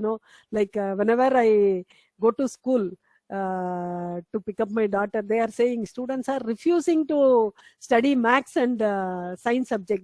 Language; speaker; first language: English; non-native, local second language; Tamil